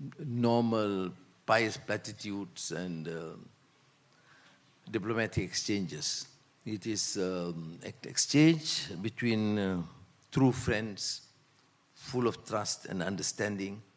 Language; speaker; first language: English; non-native, local second language; Malay